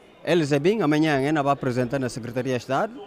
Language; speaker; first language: Portuguese; non-native, local second language; Upper Guinea Crioulo